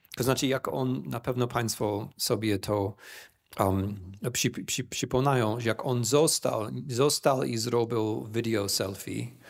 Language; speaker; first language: Polish; non-native, fluent; English